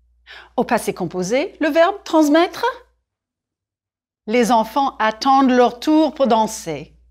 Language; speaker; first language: French; non-native, fluent; English